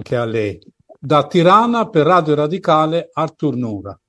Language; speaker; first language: Italian; non-native, fluent; Albanian